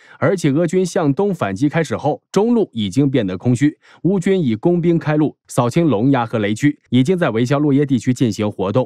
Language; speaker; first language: Chinese; native; Chinese